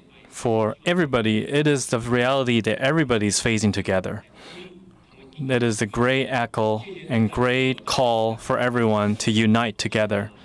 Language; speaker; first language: English; non-native, fluent; Chinese